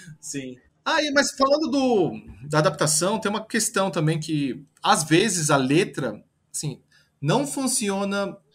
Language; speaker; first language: Portuguese; early bilingual, other home language; Japanese